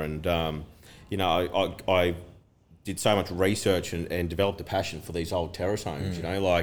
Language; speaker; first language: English; native; English